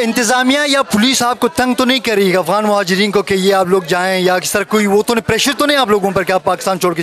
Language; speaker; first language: Hindi; non-native, local second language; Pashto